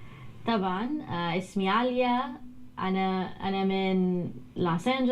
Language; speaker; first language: Arabic; non-native, learner; English